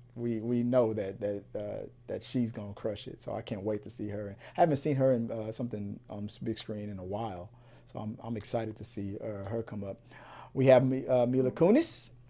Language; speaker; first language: English; native; English